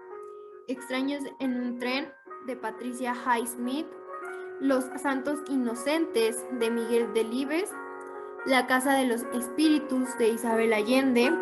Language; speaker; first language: Spanish; native; Spanish